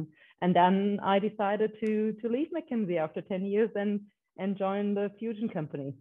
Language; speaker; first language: English; non-native, fluent; German